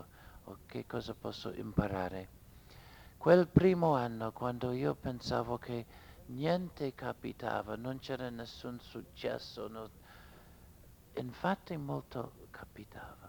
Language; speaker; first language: Italian; non-native, fluent; English